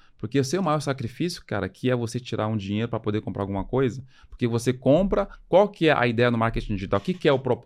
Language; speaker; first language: Portuguese; early bilingual, other home language; French